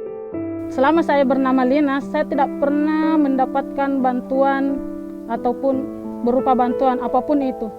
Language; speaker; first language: Indonesian; non-native, local second language; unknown